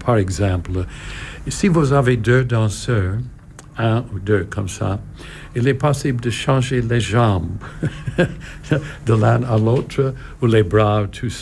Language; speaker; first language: French; non-native, learner; English